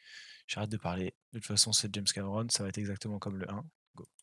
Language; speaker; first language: French; native; French